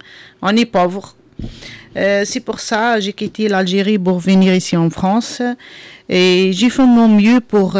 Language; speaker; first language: French; non-native, local second language; Arabic